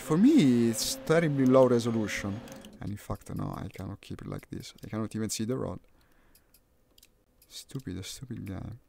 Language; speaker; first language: English; non-native, fluent; Italian